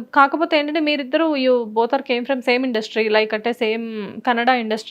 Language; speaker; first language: Telugu; native; Telugu